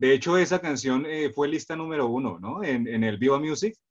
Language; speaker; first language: Spanish; native; Spanish